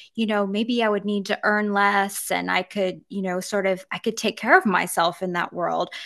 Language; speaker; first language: English; native; English